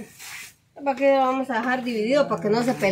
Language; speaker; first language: Spanish; native; Spanish